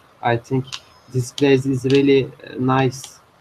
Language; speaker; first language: English; non-native, learner; Turkish